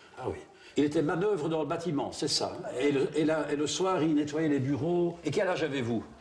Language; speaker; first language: French; native; French